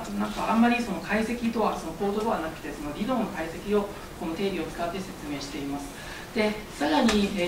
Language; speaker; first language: Japanese; early bilingual, other home language; Chinese